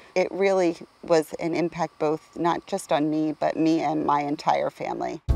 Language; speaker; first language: English; native; English